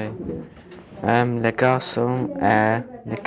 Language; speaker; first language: French; non-native, learner; English